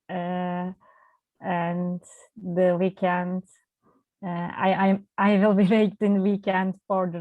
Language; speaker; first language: English; non-native, learner; Turkish